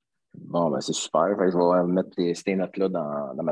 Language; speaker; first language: French; native; French